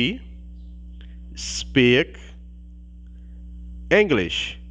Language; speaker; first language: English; non-native, learner; Portuguese